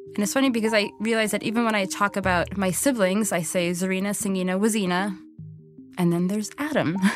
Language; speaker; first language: English; native; English